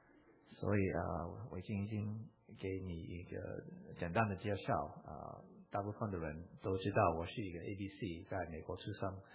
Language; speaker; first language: Chinese; non-native, fluent; English